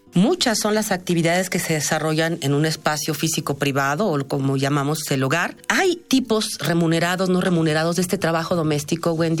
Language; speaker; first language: Spanish; native; Spanish